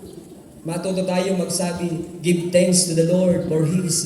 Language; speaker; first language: Filipino; native; Filipino